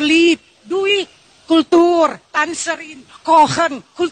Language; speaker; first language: German; non-native, learner; Indonesian